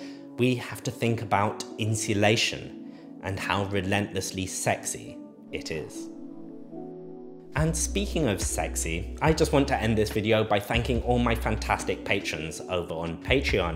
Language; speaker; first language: English; native; English